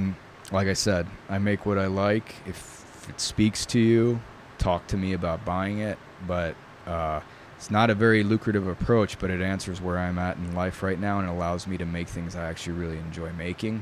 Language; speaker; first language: English; early bilingual, other home language; Italian